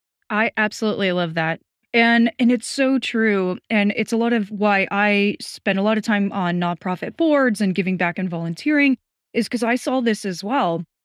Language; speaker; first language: English; native; English